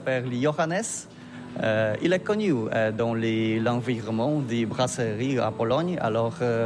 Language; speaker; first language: French; non-native, learner; Polish